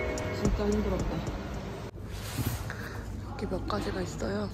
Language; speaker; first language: Korean; native; Korean